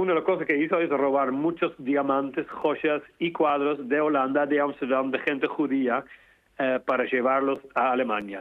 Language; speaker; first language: Spanish; non-native, fluent; Dutch